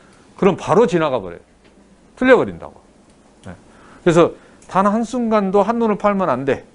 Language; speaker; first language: Korean; native; Korean